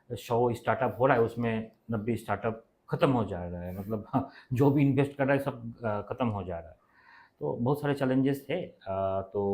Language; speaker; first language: Hindi; non-native, local second language; Bangla